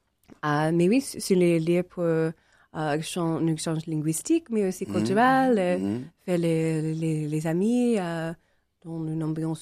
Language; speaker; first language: French; non-native, learner; English